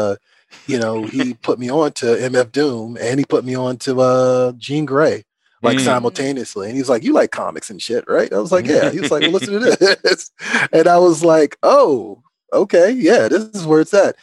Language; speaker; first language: English; native; English